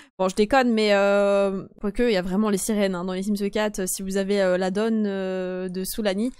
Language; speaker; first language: French; native; French